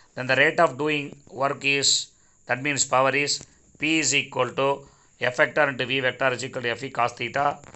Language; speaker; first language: English; non-native, local second language; Tamil